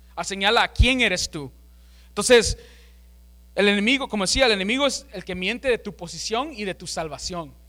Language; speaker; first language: Spanish; early bilingual, heritage; Spanish